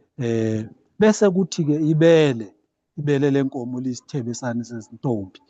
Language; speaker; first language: Zulu; native; Zulu